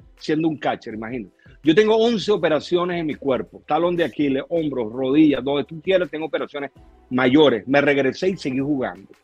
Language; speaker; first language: Spanish; native; Spanish